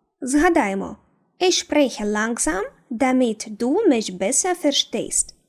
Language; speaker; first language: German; non-native, fluent; Ukrainian